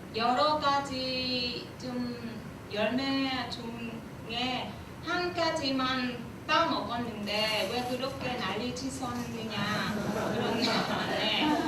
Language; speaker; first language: Korean; non-native, learner; Vietnamese